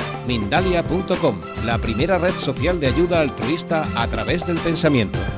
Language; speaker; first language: Spanish; native; Spanish